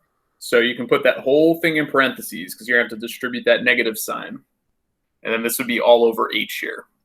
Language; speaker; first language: English; native; English